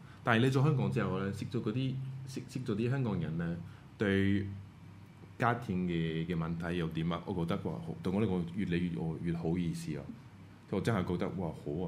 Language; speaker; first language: Cantonese; non-native, fluent; French